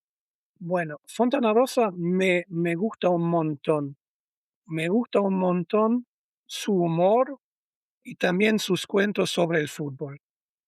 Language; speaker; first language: Spanish; non-native, learner; German